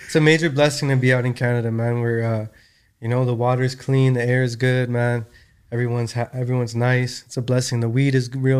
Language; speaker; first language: English; native; English